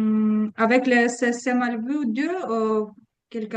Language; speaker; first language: French; non-native, learner; Ukrainian